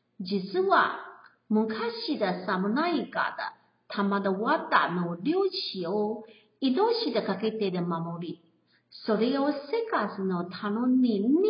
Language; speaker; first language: Japanese; non-native, learner; Chinese